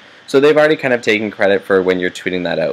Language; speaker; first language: English; native; English